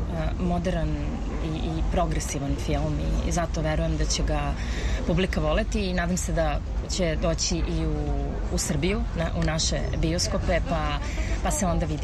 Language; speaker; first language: Serbian; native; Serbian